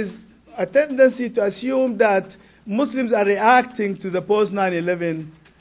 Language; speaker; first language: English; non-native, fluent; Arabic